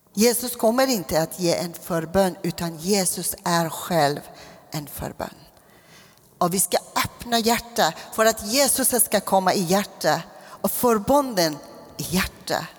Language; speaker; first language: Swedish; non-native, fluent; Persian